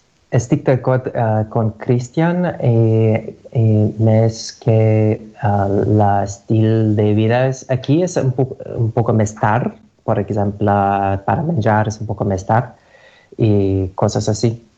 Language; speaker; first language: Catalan; non-native, learner; English